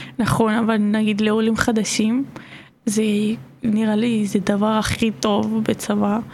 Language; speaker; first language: Hebrew; non-native, fluent; Georgian